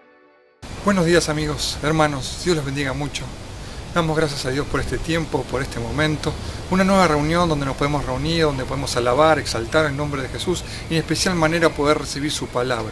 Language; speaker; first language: Spanish; native; Spanish